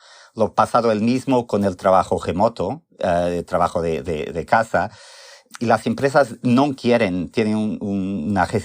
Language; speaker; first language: Spanish; non-native, fluent; Portuguese